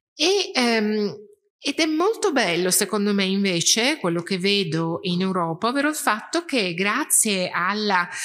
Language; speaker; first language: Italian; non-native, fluent; Persian